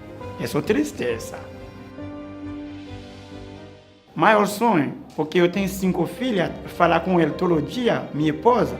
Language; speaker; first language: Portuguese; non-native, learner; Haitian Creole